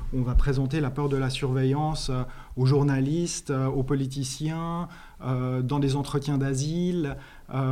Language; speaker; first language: French; native; French